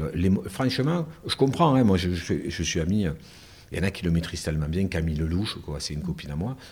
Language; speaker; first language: French; native; French